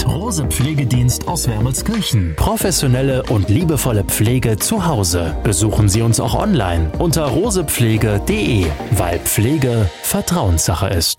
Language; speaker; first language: German; native; German